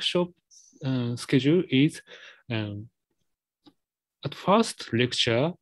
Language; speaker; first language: English; non-native, learner; Japanese